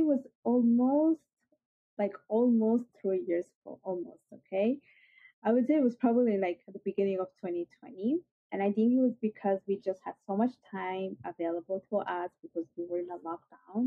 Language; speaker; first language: English; non-native, fluent; Italian